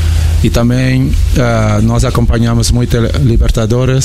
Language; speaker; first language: Spanish; non-native, learner; Portuguese